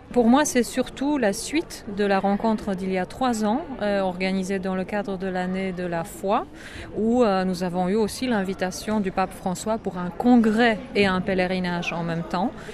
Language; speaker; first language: French; non-native, fluent; Polish